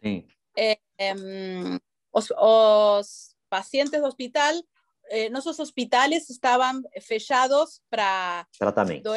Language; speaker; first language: Portuguese; non-native, learner; Spanish